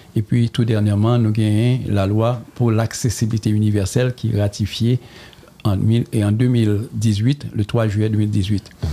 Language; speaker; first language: French; non-native, local second language; Haitian Creole